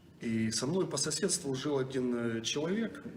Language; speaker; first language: Russian; native; Russian